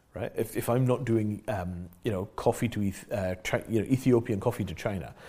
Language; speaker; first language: English; native; English